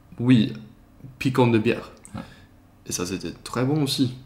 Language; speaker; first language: French; non-native, learner; Swedish